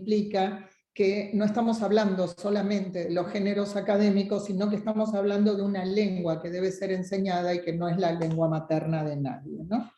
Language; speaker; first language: Spanish; native; Spanish